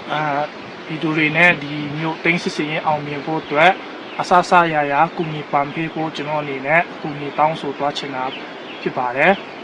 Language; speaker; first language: Burmese; non-native, local second language; Tedim Chin